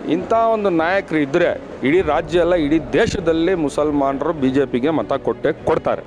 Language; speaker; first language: Kannada; non-native, local second language; Urdu